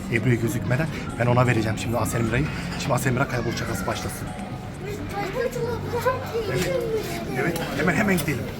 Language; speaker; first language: Turkish; native; Turkish